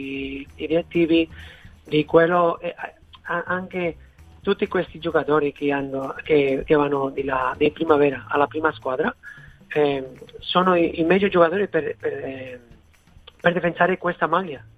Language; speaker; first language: Italian; non-native, fluent; Spanish